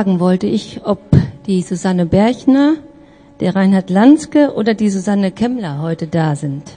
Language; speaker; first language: German; native; German